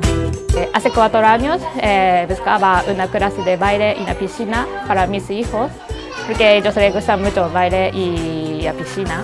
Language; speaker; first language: Spanish; non-native, learner; Japanese